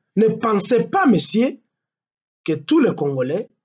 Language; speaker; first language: French; non-native, local second language; Swahili